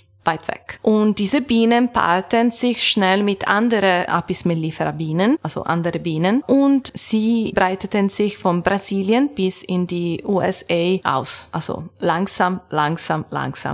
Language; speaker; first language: German; non-native, learner; Italian